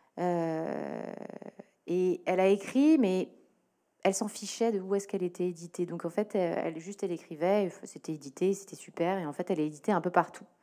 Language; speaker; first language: French; native; French